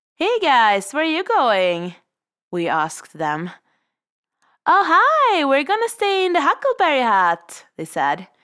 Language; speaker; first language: English; non-native, fluent; Swedish